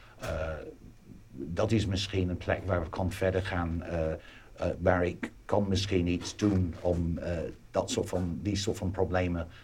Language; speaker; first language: Dutch; non-native, fluent; English